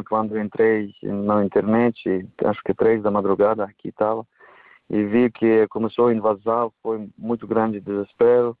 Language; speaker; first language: Portuguese; non-native, fluent; Ukrainian